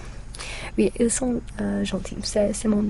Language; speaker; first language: French; non-native, learner; English